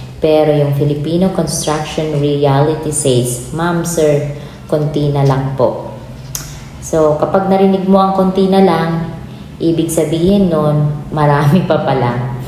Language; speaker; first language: Filipino; native; Filipino